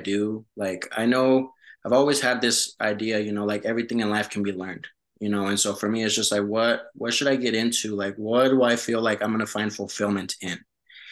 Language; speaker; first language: English; early bilingual, other home language; Spanish